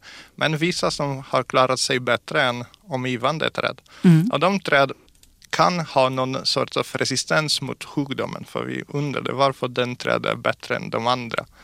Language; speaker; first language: Swedish; non-native, fluent; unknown